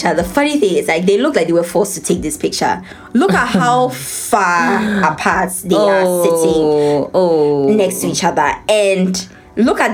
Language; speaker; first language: English; non-native, local second language; Akan